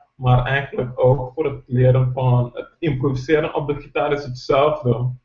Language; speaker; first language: Dutch; non-native, local second language; Papiamento